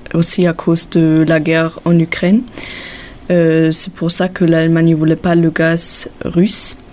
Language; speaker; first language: French; non-native, fluent; German